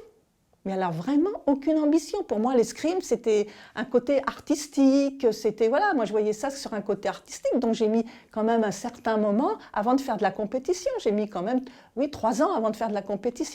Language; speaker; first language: French; native; French